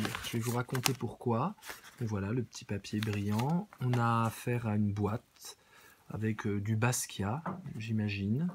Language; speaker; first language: French; native; French